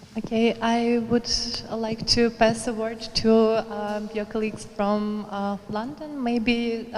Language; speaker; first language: English; non-native, learner; Ukrainian